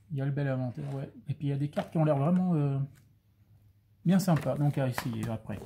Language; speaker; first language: French; native; French